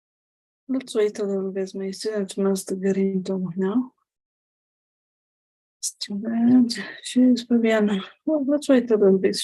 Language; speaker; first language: English; non-native, fluent; Spanish